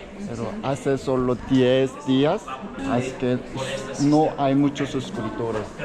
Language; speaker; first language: Spanish; non-native, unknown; Korean